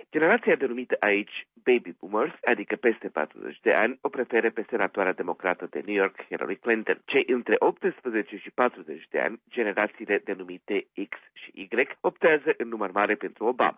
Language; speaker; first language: Romanian; native; Romanian